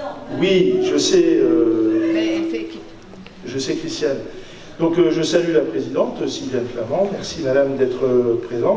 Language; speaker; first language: French; native; French